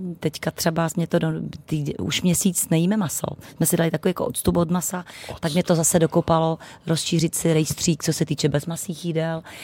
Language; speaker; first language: Czech; native; Czech